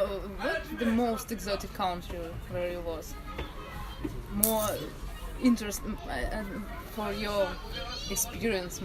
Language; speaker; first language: English; non-native, learner; Russian